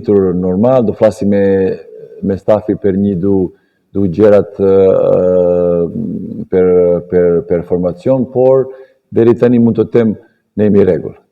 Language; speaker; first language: Albanian; non-native, learner; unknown